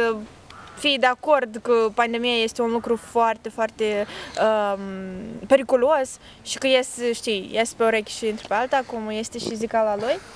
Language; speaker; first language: Romanian; native; Romanian